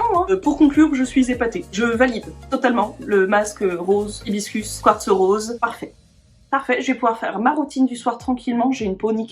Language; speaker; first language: French; native; French